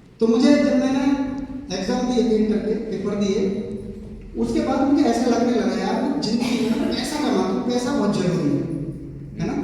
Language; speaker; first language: Hindi; native; Hindi